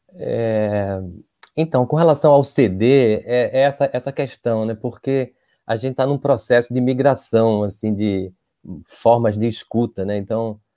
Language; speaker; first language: Portuguese; native; Portuguese